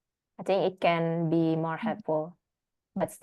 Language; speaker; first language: English; non-native, learner; Indonesian